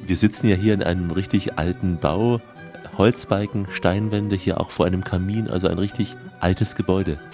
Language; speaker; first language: German; native; German